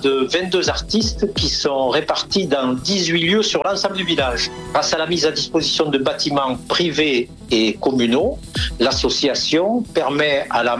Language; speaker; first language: French; native; French